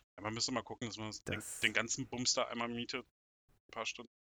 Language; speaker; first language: German; native; German